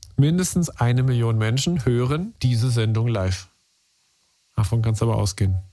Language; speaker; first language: German; native; German